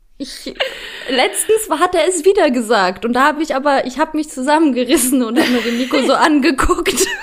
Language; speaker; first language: German; early bilingual, other home language; Polish